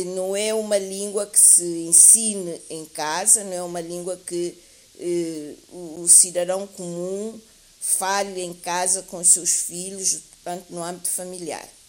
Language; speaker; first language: Portuguese; native; Portuguese